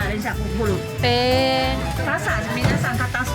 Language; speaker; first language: Japanese; non-native, learner; Thai